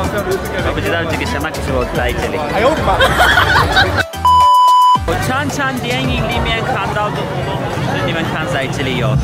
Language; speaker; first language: Chinese; non-native, learner; Turkish